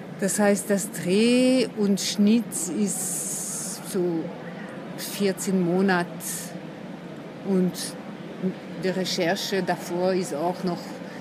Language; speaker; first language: German; non-native, fluent; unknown